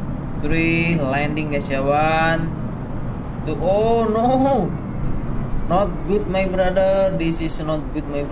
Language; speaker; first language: English; non-native, local second language; Indonesian